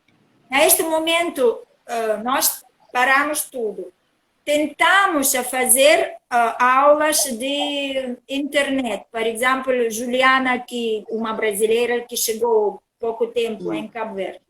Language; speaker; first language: Portuguese; non-native, learner; Russian